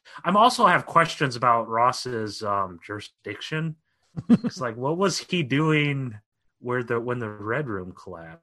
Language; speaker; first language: English; native; English